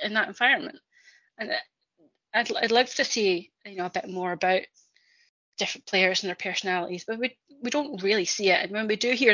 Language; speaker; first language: English; native; English